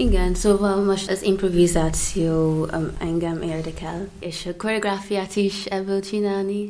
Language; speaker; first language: Hungarian; non-native, fluent; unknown